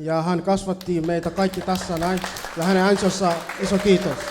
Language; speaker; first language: Finnish; early bilingual, other home language; Swahili